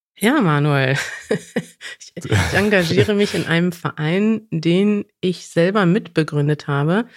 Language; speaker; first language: German; native; German